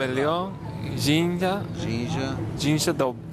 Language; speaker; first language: Portuguese; non-native, learner; English